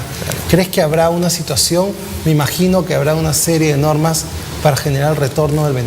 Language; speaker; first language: Spanish; native; Spanish